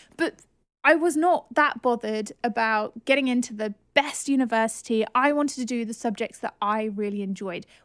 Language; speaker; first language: English; native; English